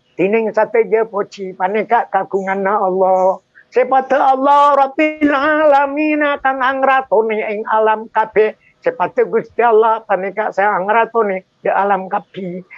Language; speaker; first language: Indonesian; non-native, local second language; Madurese